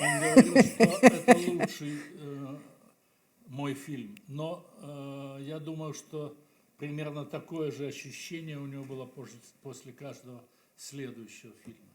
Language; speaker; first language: Russian; native; Russian